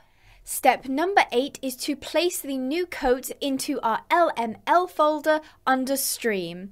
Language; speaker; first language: English; native; English